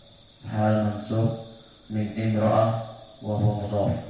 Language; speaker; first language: Arabic; non-native, learner; Indonesian